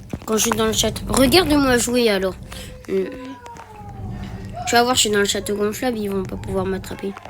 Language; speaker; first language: French; native; French